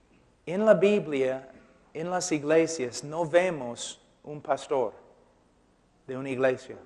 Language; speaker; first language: Spanish; non-native, fluent; English